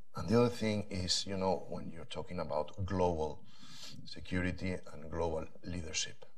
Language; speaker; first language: English; non-native, fluent; Spanish